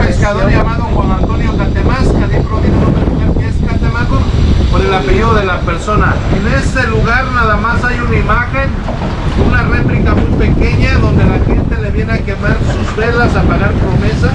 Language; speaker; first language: Spanish; native; Spanish